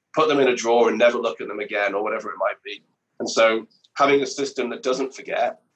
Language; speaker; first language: English; native; English